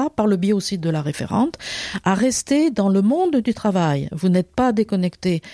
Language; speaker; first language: French; native; French